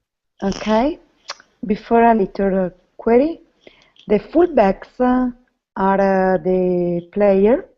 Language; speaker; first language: English; non-native, learner; Italian